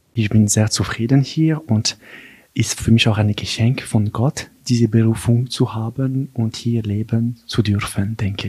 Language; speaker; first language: German; non-native, local second language; French